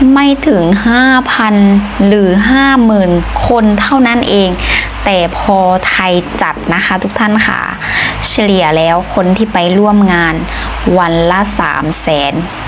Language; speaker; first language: Thai; native; Thai